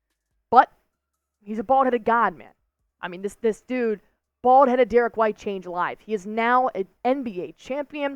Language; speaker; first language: English; native; English